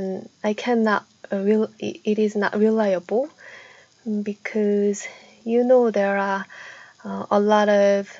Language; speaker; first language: English; non-native, fluent; Korean